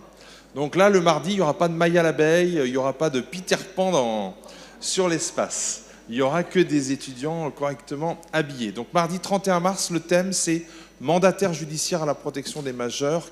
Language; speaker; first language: French; native; French